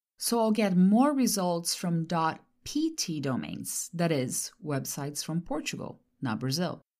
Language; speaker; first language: English; non-native, fluent; Portuguese